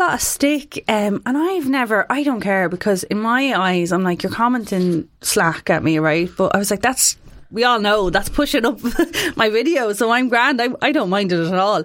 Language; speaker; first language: English; native; English